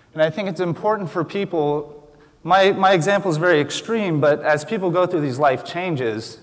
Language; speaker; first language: English; native; English